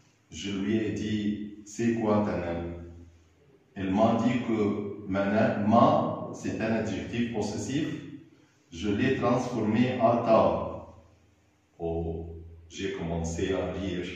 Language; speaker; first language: French; non-native, fluent; Arabic